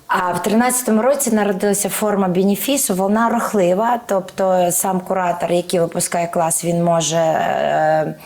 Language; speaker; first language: Ukrainian; native; Ukrainian